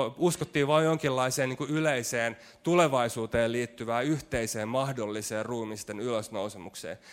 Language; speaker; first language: Finnish; native; Finnish